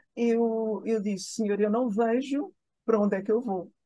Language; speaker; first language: Portuguese; native; Portuguese